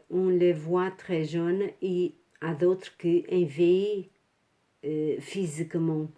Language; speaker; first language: French; non-native, fluent; Portuguese